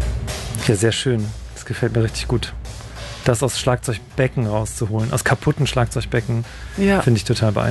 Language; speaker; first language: German; native; German